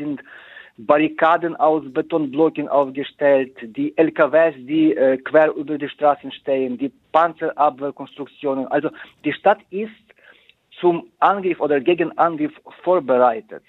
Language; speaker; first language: German; non-native, fluent; Ukrainian